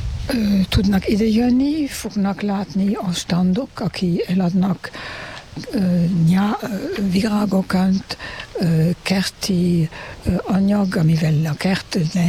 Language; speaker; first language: Hungarian; non-native, learner; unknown